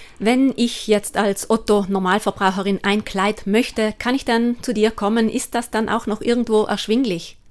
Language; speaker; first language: German; native; German